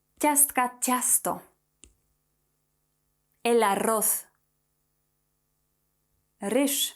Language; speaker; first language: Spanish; non-native, fluent; Polish